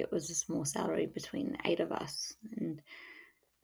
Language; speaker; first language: English; native; English